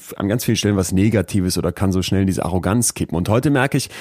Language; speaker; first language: German; native; German